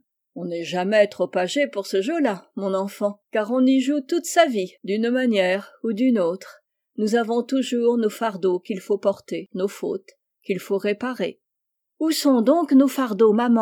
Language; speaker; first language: French; native; French